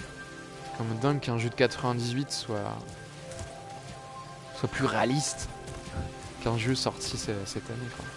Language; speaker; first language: French; native; French